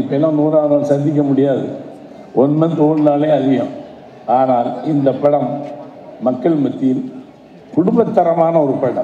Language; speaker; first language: Tamil; native; Tamil